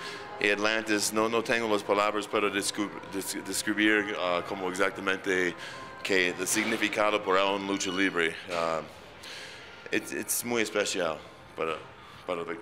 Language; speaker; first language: Spanish; non-native, fluent; English